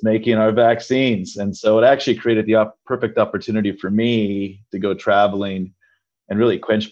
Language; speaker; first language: English; native; English